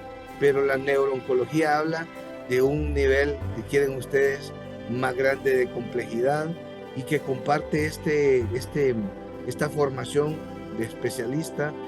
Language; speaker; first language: Spanish; native; Spanish